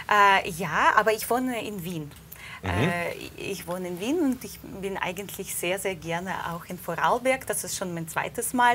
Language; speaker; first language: German; non-native, fluent; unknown